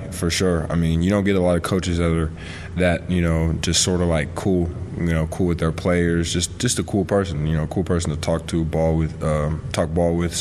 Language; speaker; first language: English; native; English